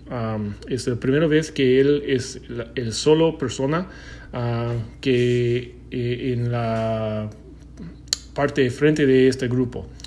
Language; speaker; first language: Spanish; non-native, learner; English